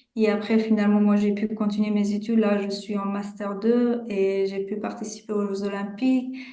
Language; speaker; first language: French; non-native, fluent; Persian